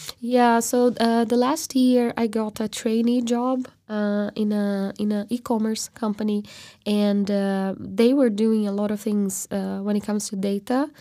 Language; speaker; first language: English; non-native, fluent; Portuguese